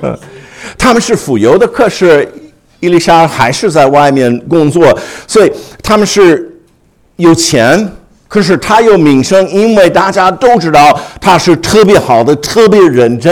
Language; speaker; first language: Chinese; non-native, fluent; English